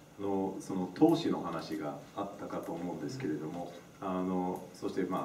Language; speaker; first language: Japanese; non-native, fluent; English